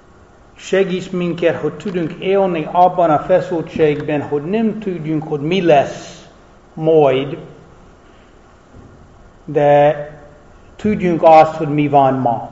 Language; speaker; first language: Hungarian; non-native, fluent; English